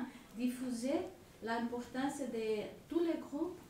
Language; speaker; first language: French; non-native, learner; Spanish